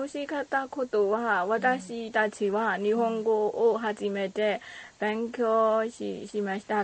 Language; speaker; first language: Japanese; non-native, learner; Burmese